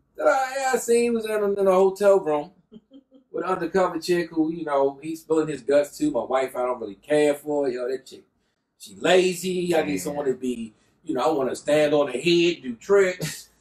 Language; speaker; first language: English; native; English